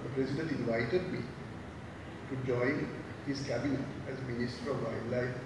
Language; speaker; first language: English; non-native, local second language; Sinhala